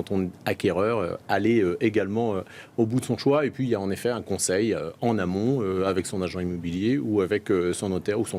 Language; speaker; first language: French; native; French